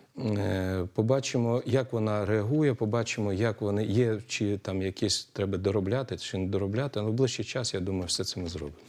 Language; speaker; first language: Ukrainian; native; Ukrainian